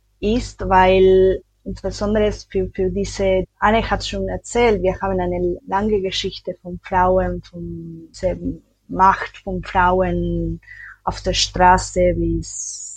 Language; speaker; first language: German; non-native, learner; Spanish